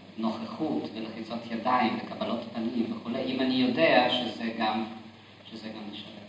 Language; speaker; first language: Hebrew; non-native, fluent; Yiddish